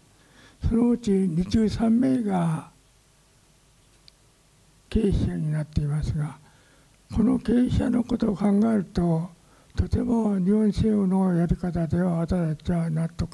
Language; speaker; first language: Japanese; non-native, local second language; Korean